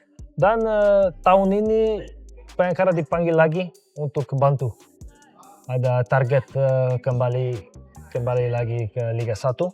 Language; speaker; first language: Indonesian; non-native, fluent; Serbian